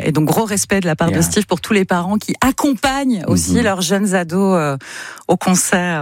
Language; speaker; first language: French; native; French